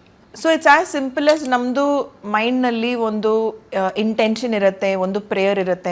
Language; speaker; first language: Kannada; non-native, local second language; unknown